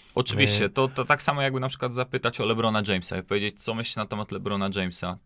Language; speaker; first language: Polish; native; Polish